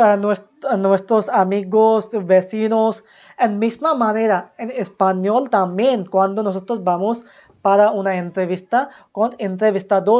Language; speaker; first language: Spanish; non-native, fluent; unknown